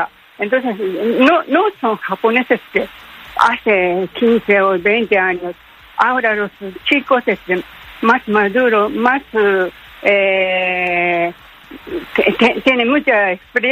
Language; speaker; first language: Spanish; non-native, learner; Japanese